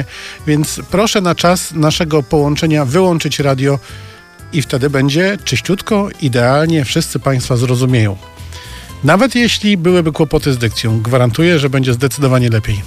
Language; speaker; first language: Polish; native; Polish